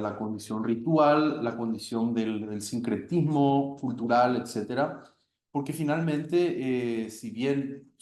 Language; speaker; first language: Spanish; native; Spanish